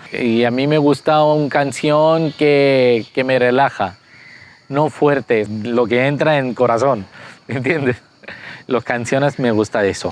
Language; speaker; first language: Spanish; non-native, fluent; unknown